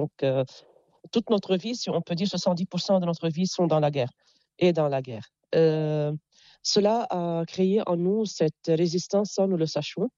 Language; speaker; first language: French; non-native, local second language; Arabic